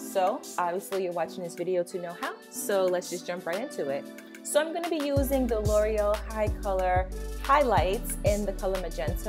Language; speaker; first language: English; native; English